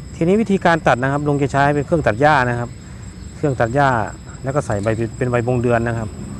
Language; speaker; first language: Thai; non-native, local second language; Northeastern Thai